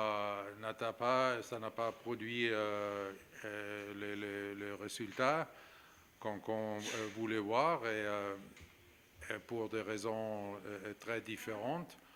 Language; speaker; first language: French; non-native, fluent; German